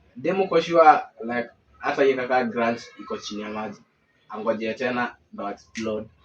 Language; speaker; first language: Swahili; native; Swahili